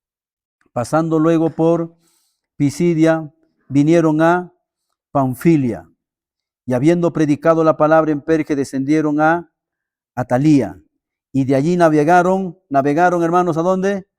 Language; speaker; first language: Spanish; native; Spanish